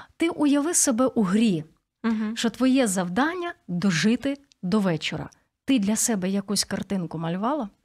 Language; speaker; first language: Ukrainian; native; Ukrainian